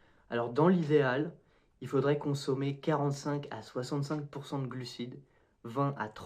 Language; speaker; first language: French; native; French